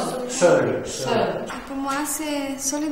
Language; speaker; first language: French; non-native, learner; Portuguese